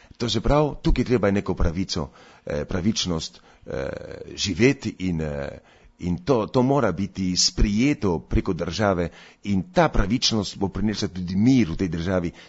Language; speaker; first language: Slovenian; early bilingual, heritage; Slovenian